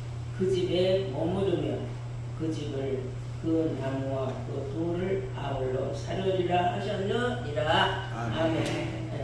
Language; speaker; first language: Korean; native; Korean